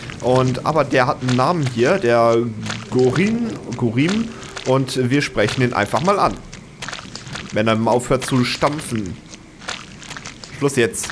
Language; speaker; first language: German; native; German